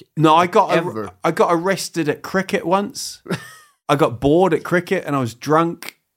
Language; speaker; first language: English; native; English